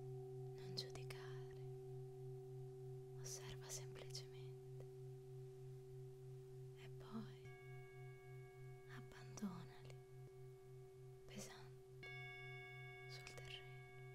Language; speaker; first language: Italian; native; Italian